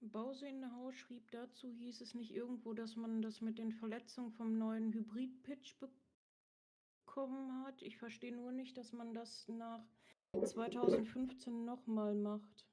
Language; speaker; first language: German; native; German